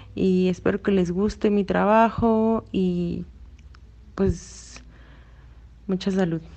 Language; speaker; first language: Spanish; native; Spanish